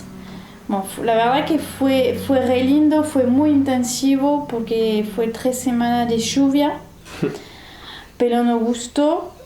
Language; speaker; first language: Spanish; non-native, fluent; French